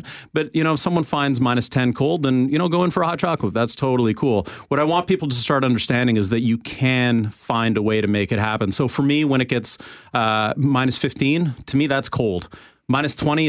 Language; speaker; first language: English; native; English